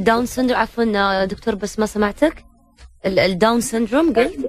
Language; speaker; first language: Arabic; native; Arabic